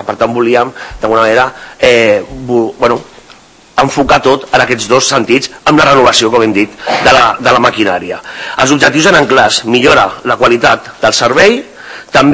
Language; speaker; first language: Catalan; native; Catalan